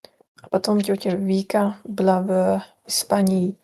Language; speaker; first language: Russian; non-native, learner; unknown